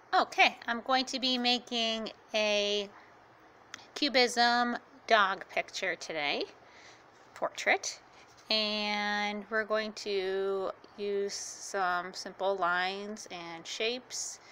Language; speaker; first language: English; native; English